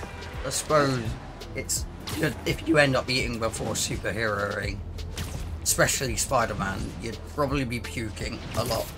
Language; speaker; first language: English; native; English